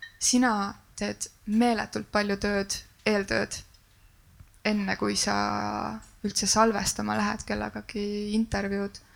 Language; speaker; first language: Estonian; native; Estonian